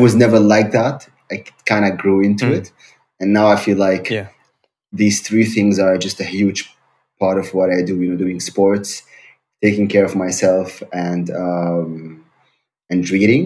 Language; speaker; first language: English; non-native, fluent; Arabic